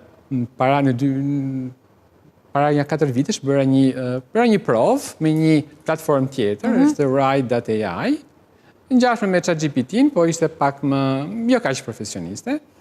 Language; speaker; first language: Albanian; native; Albanian